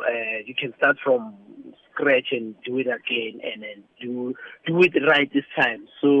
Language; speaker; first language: English; non-native, local second language; Zulu